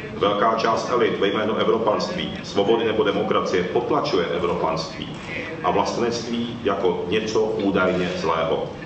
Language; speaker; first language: Czech; early bilingual, other home language; Japanese